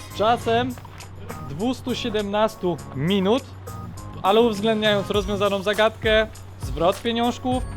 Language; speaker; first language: Polish; native; Polish